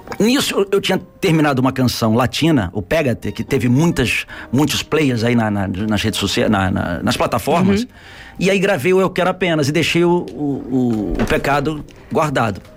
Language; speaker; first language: Portuguese; native; Portuguese